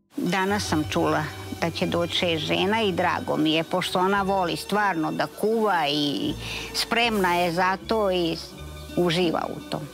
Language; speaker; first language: Bosnian; non-native, local second language; Hungarian